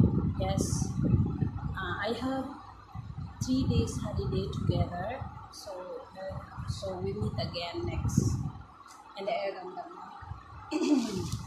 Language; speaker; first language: English; non-native, learner; Filipino